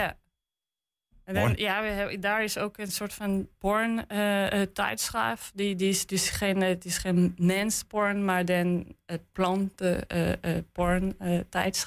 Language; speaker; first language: Dutch; non-native, learner; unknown